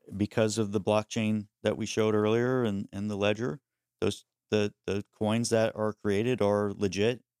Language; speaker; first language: English; early bilingual, other home language; Spanish